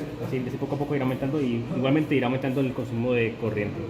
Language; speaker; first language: Spanish; native; Spanish